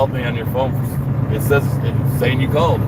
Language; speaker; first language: English; native; English